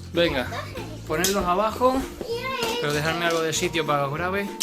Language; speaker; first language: Spanish; native; Spanish